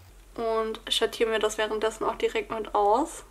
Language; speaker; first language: German; native; German